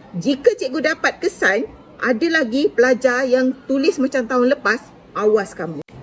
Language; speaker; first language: Malay; native; Malay